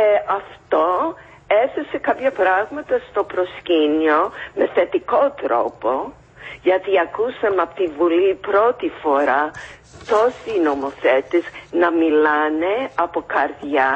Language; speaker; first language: Greek; non-native, fluent; English